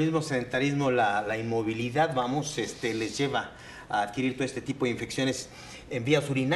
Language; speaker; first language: Spanish; native; Spanish